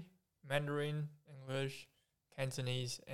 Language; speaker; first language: English; non-native, local second language; Chinese